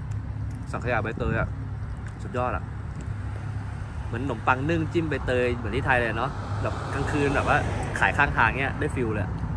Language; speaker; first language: Thai; native; Thai